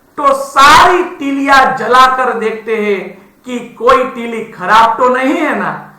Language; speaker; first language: Hindi; non-native, local second language; Gujarati